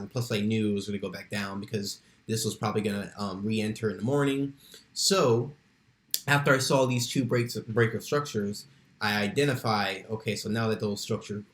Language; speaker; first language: English; native; English